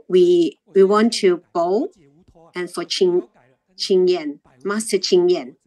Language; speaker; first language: English; non-native, learner; Chinese